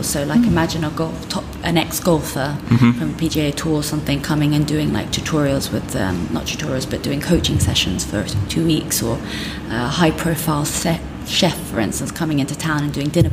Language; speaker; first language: English; native; English